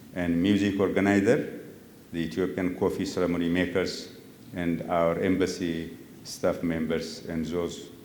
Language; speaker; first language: English; non-native, local second language; Amharic